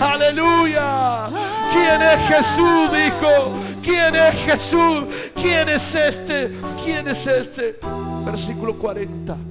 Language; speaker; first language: Spanish; native; Spanish